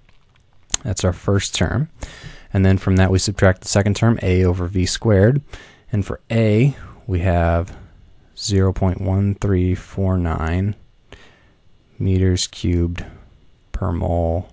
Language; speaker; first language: English; native; English